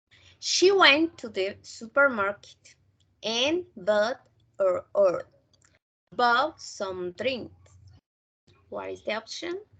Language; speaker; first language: English; non-native, fluent; Spanish